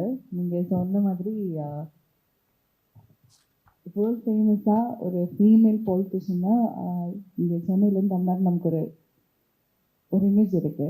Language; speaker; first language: Tamil; early bilingual, heritage; Tamil